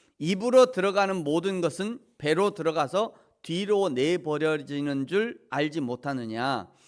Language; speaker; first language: Korean; native; Korean